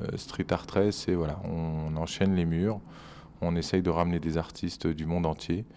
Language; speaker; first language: French; native; French